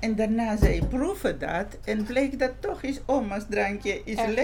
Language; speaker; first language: Dutch; non-native, fluent; Georgian